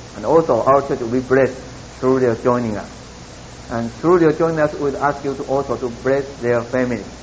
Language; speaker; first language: English; non-native, fluent; Min Nan Chinese